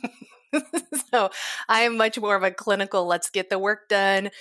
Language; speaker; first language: English; native; English